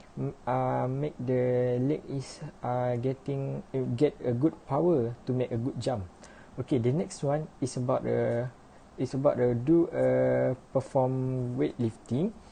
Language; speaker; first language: English; non-native, learner; Malay